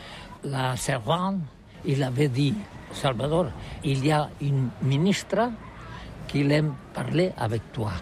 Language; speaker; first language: French; non-native, learner; Catalan